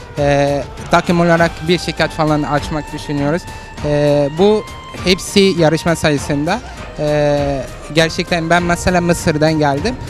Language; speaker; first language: Turkish; non-native, fluent; Arabic